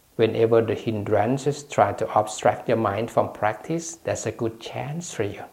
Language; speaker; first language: English; non-native, fluent; Thai